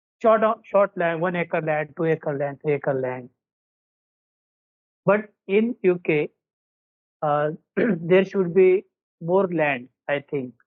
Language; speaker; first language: English; non-native, learner; Marathi